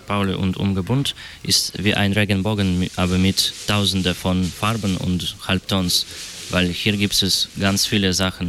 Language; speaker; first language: German; non-native, learner; Russian